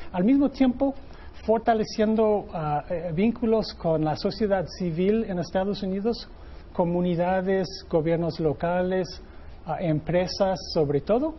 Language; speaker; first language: Spanish; non-native, fluent; English